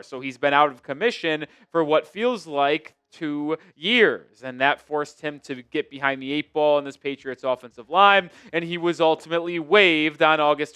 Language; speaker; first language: English; native; English